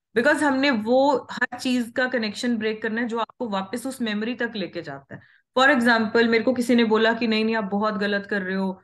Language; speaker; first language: Hindi; non-native, local second language; Punjabi